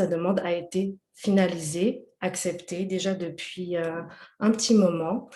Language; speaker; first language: French; native; French